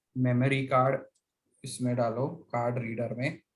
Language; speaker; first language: Hindi; non-native, local second language; Marathi